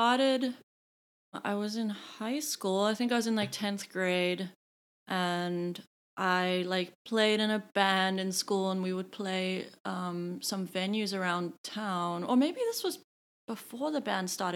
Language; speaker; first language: English; native; English